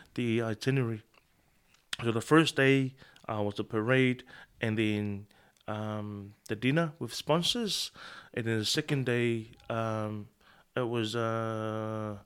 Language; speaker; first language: English; non-native, fluent; Samoan